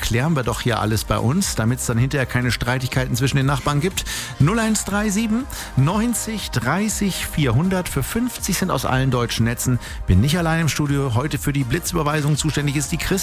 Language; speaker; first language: German; native; German